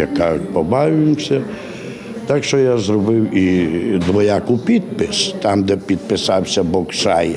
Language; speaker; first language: Ukrainian; non-native, local second language; Hungarian